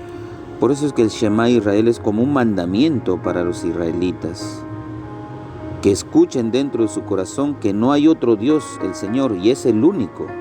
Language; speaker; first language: Spanish; native; Spanish